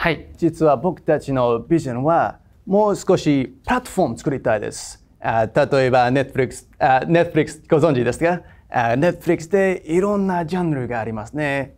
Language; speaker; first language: Japanese; non-native, fluent; English